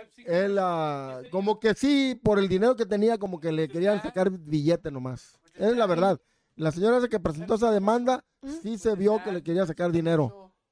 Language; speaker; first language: Spanish; native; Spanish